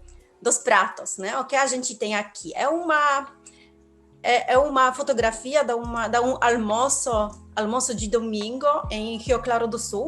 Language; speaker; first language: Portuguese; non-native, fluent; Polish